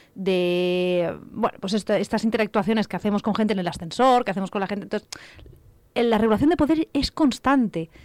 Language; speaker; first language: Spanish; native; Spanish